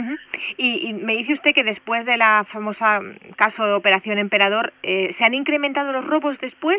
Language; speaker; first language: Spanish; native; Spanish